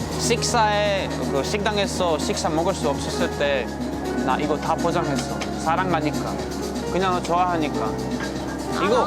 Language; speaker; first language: Korean; non-native, learner; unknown